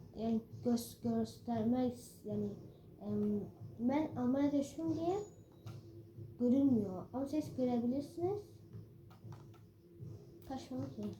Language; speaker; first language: Turkish; early bilingual, heritage; Turkish